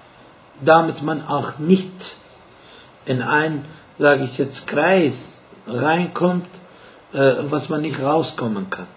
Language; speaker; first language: German; non-native, fluent; Arabic